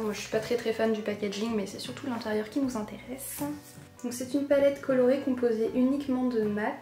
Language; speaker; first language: French; native; French